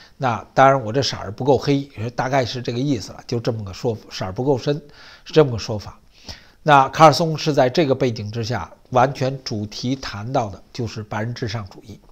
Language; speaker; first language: Chinese; native; Chinese